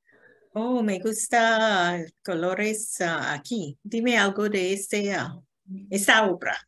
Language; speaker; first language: Spanish; non-native, learner; English